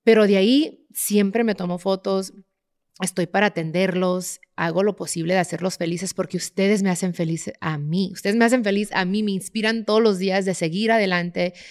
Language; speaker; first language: Spanish; early bilingual, other home language; English